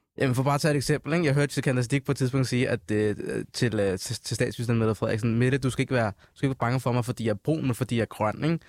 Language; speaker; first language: Danish; early bilingual, other home language; Somali